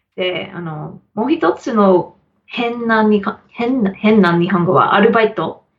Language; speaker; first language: Japanese; non-native, learner; English